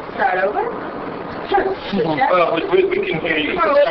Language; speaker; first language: English; non-native, fluent; Hebrew